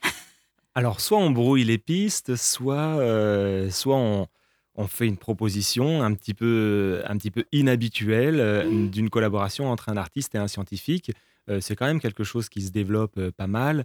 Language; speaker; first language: French; native; French